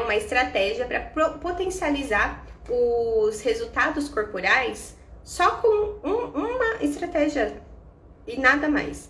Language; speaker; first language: Portuguese; native; Portuguese